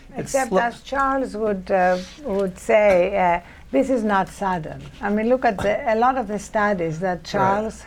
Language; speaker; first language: English; non-native, fluent; Greek